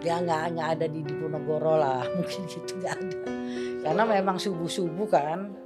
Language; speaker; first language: Indonesian; native; Indonesian